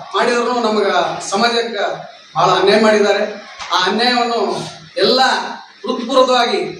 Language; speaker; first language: Kannada; non-native, local second language; Lambadi